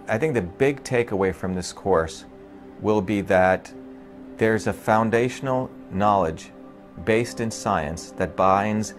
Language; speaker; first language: English; non-native, local second language; Tamil